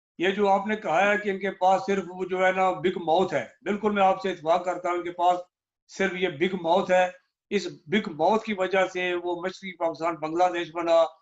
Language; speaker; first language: Urdu; non-native, local second language; Punjabi